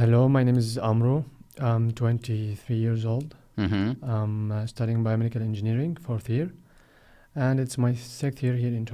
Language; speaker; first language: English; non-native, fluent; Arabic